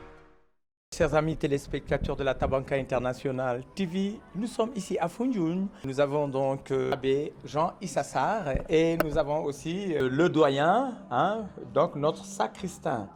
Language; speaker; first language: French; non-native, local second language; Wolof